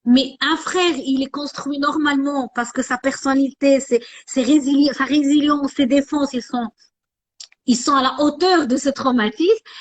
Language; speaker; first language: French; non-native, local second language; Arabic